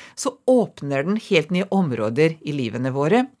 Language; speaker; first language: Norwegian; non-native, fluent; Serbian